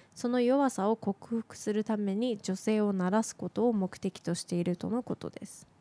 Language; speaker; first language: Japanese; native; Japanese